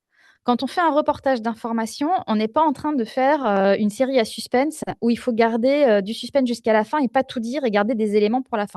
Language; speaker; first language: French; native; French